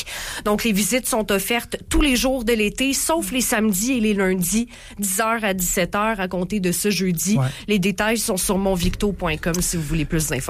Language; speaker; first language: French; native; French